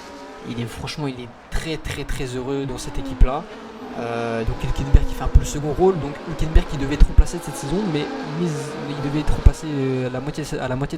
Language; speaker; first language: French; native; French